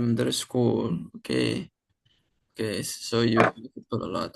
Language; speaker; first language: English; non-native, fluent; Indonesian